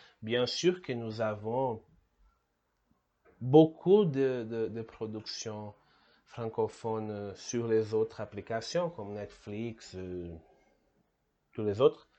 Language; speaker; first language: French; non-native, learner; Portuguese